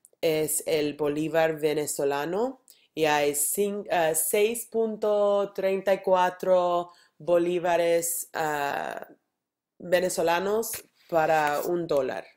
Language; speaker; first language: Spanish; non-native, learner; English